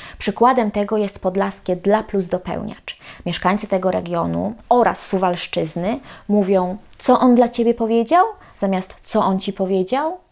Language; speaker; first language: Polish; native; Polish